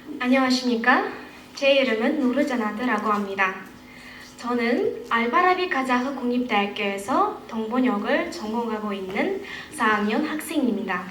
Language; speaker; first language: Korean; non-native, fluent; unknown